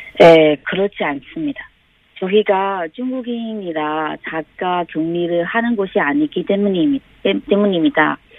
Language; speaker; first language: Korean; non-native, fluent; Chinese